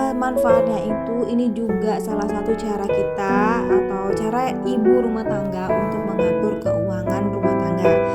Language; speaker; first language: Indonesian; native; Indonesian